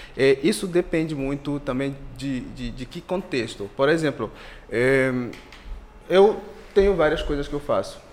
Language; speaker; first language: Portuguese; non-native, fluent; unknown